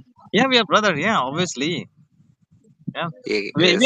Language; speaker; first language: English; non-native, fluent; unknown